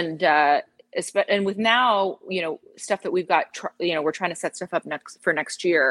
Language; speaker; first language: English; native; English